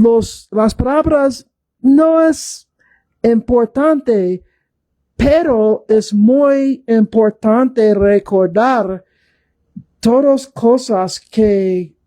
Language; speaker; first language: Spanish; non-native, learner; English